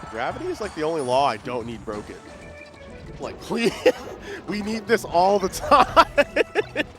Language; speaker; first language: English; native; English